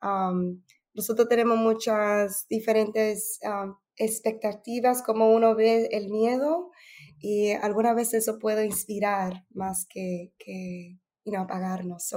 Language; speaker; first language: Spanish; early bilingual, heritage; Spanish